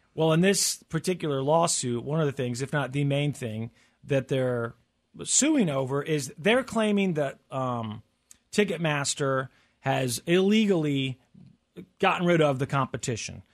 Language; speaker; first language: English; native; English